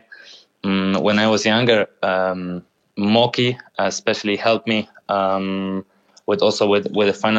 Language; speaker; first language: English; non-native, fluent; Polish